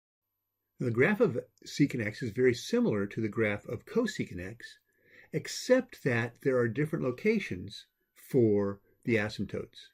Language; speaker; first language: English; native; English